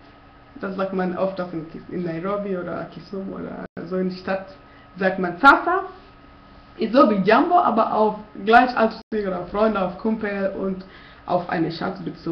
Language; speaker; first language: German; non-native, fluent; Swahili